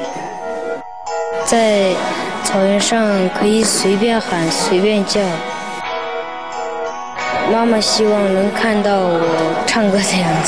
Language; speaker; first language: Chinese; non-native, local second language; Mongolian